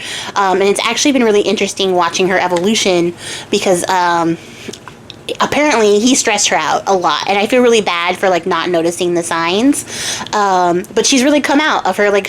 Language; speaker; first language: English; native; English